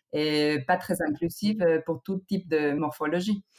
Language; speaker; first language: French; non-native, fluent; Spanish